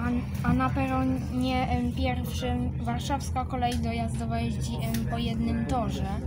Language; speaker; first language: Polish; native; Polish